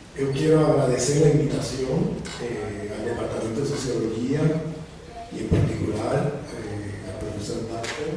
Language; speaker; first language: Portuguese; non-native, learner; Spanish